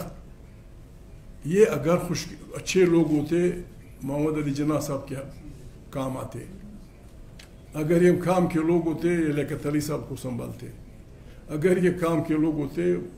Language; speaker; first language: Urdu; non-native, local second language; Pashto